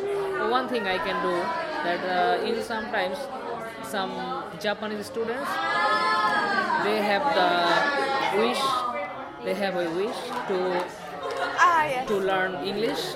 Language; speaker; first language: English; non-native, learner; Bangla